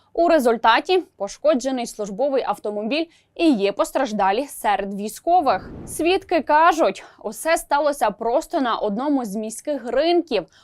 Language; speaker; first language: Ukrainian; native; Ukrainian